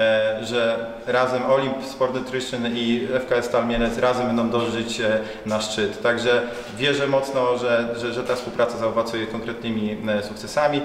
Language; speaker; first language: Polish; native; Polish